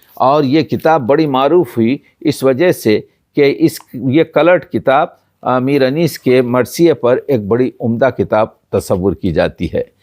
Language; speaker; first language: Urdu; native; Urdu